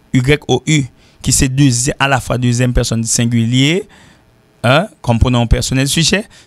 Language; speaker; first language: French; native; French